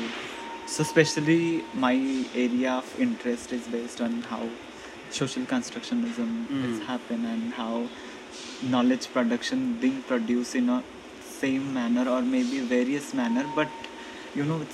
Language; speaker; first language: English; non-native, local second language; Odia